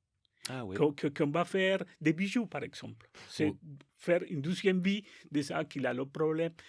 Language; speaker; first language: French; non-native, learner; Spanish